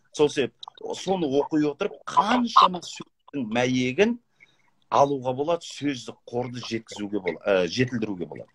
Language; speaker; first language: Kazakh; native; Kazakh